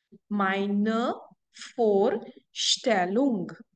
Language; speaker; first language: German; non-native, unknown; Hindi